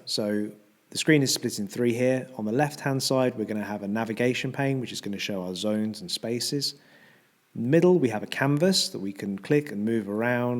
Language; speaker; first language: English; native; English